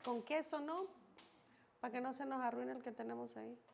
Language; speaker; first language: Spanish; early bilingual, heritage; Spanish